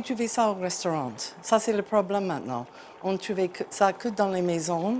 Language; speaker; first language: French; non-native, fluent; English